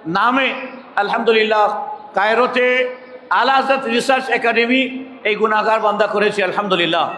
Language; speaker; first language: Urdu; non-native, fluent; Bangla